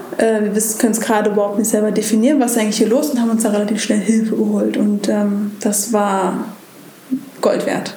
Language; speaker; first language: German; native; German